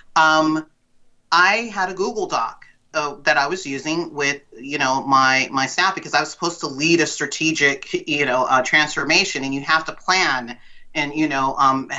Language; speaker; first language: English; native; English